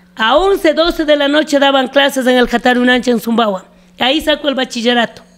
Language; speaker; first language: Spanish; native; Spanish